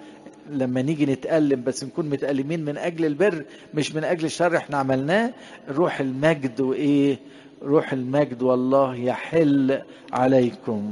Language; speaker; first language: Arabic; native; Arabic